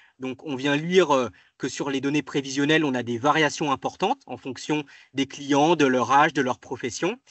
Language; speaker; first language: French; native; French